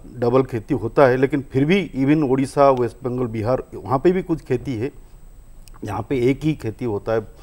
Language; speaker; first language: Hindi; non-native, local second language; Odia